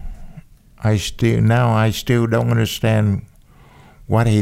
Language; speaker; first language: English; non-native, learner; Vietnamese